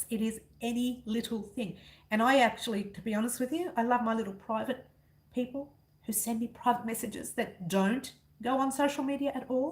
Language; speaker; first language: English; native; English